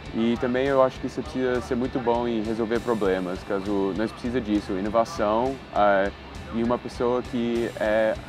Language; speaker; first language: Portuguese; early bilingual, heritage; Portuguese